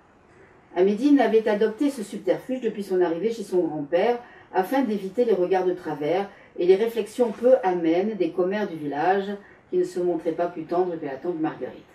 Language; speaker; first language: French; native; French